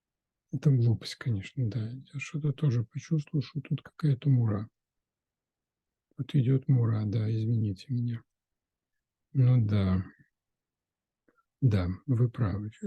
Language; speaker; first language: Russian; native; Russian